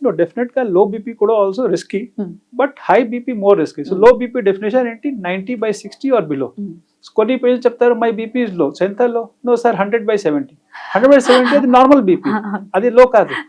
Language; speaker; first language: Telugu; non-native, fluent; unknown